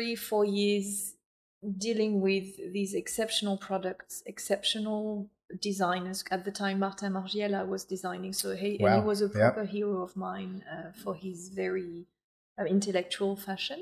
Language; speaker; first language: English; non-native, fluent; French